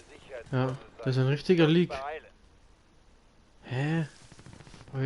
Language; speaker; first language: German; native; German